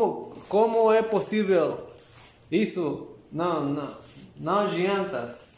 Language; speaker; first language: Portuguese; non-native, learner; Spanish